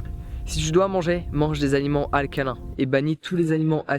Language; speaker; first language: French; native; French